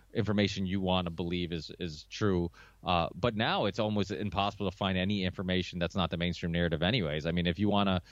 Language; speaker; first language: English; early bilingual, other home language; Portuguese